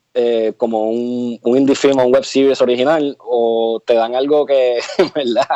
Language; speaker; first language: Spanish; native; Spanish